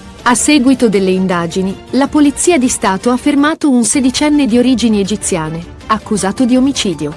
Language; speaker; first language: Italian; native; Italian